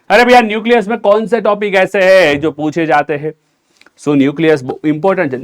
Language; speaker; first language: Hindi; non-native, local second language; Gujarati